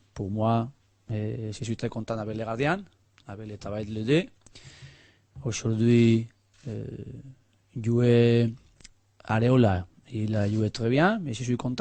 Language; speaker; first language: French; non-native, learner; Spanish